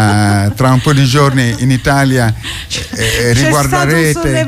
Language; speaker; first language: Italian; non-native, fluent; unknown